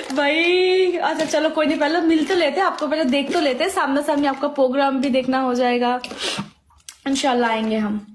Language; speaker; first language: Hindi; non-native, local second language; Bangla